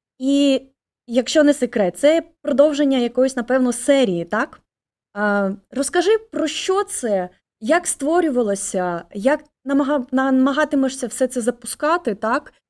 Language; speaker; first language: Ukrainian; native; Ukrainian